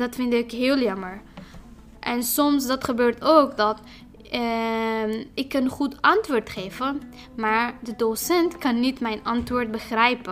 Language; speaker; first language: Dutch; non-native, fluent; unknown